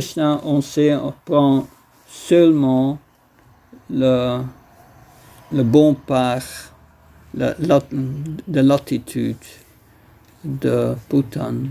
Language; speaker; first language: French; non-native, fluent; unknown